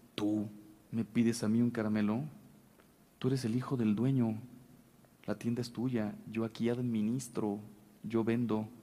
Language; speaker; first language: Spanish; native; Spanish